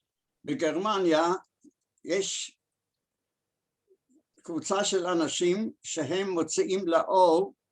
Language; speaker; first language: Hebrew; early bilingual, other home language; German